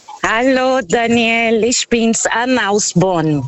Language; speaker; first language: German; non-native, learner; Portuguese